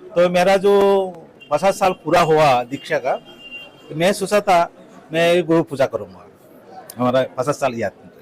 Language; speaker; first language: Hindi; non-native, fluent; Bangla